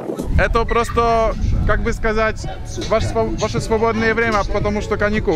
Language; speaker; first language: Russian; non-native, learner; Polish